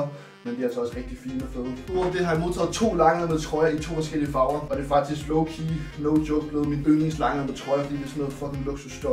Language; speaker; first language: Danish; native; Danish